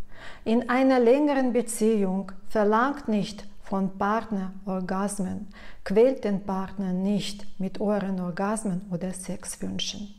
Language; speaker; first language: German; non-native, fluent; Russian